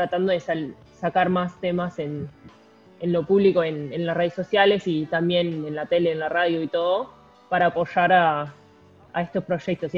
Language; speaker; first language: Spanish; native; Spanish